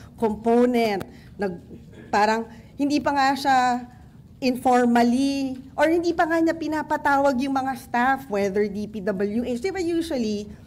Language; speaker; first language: Filipino; native; Filipino